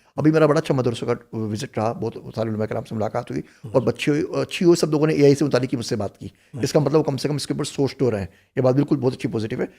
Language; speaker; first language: Urdu; native; Urdu